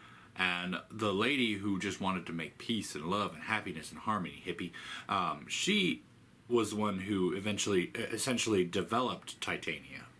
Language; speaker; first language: English; native; English